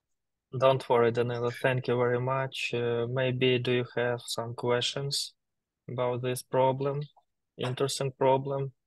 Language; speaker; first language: English; non-native, learner; Ukrainian